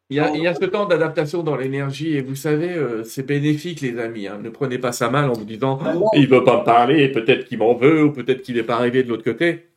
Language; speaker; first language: French; native; French